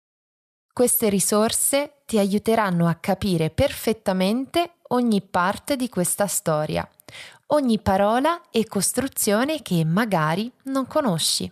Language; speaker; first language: Italian; native; Italian